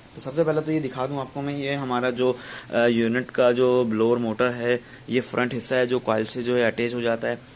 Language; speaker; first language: Urdu; native; Urdu